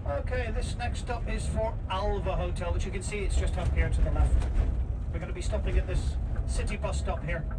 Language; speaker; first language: English; non-native, fluent; Icelandic